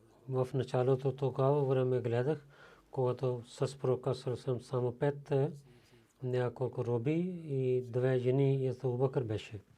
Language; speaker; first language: Bulgarian; non-native, learner; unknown